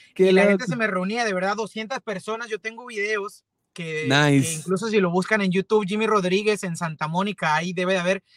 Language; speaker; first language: Spanish; native; Spanish